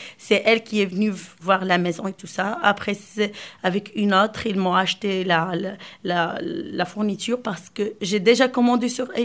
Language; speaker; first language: French; non-native, local second language; Arabic